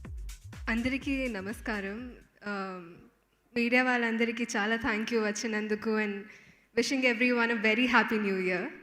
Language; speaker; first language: Telugu; non-native, fluent; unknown